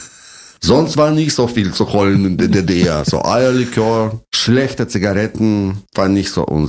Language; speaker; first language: German; non-native, fluent; Russian